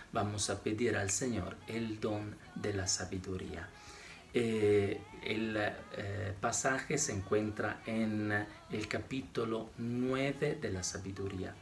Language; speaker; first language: Spanish; non-native, fluent; Italian